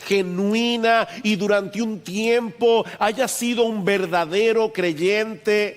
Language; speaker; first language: Spanish; native; Spanish